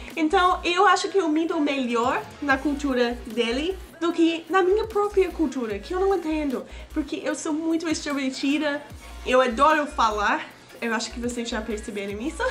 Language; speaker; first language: Portuguese; non-native, fluent; English